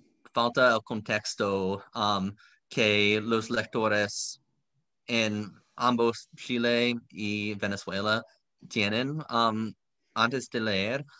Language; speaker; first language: Spanish; non-native, fluent; English